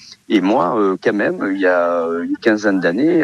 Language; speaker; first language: French; early bilingual, other home language; Portuguese